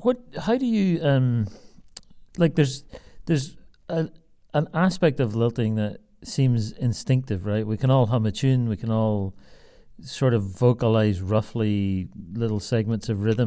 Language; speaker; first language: English; native; English